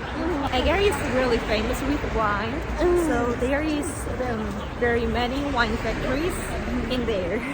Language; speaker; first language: English; non-native, learner; Korean